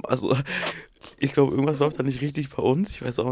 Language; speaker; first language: German; early bilingual, other home language; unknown